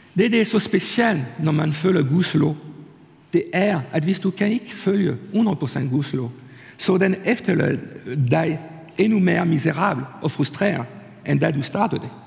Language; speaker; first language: Danish; non-native, fluent; French